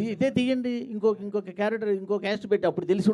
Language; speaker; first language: Telugu; native; Telugu